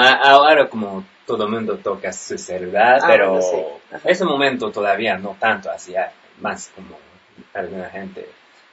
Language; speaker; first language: Spanish; non-native, learner; Japanese